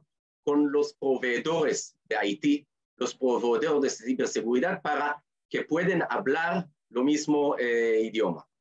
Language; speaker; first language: Spanish; non-native, fluent; Hebrew